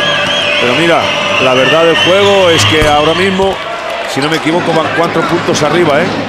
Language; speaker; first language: Spanish; native; Spanish